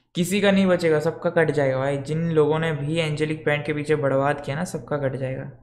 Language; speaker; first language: Hindi; non-native, local second language; Bangla